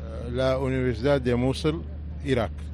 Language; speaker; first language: Spanish; non-native, fluent; Arabic